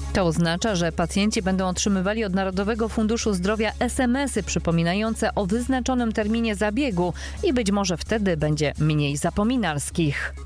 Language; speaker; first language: Polish; native; Polish